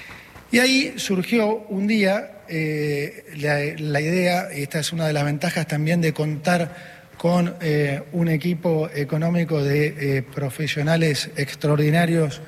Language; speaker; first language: Spanish; native; Spanish